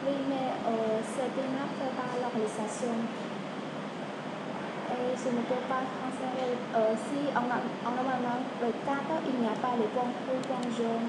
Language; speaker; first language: French; non-native, learner; Khmer